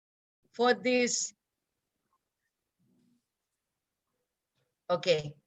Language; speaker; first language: English; non-native, fluent; Indonesian